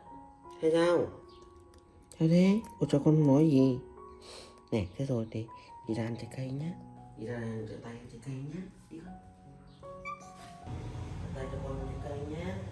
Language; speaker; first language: Vietnamese; native; Vietnamese